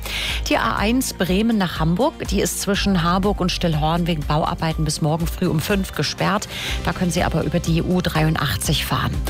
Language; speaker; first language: German; native; German